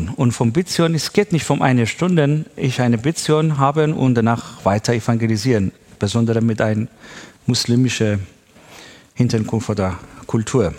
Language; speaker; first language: German; non-native, learner; Persian